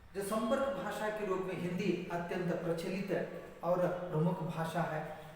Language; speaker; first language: Hindi; non-native, local second language; Kannada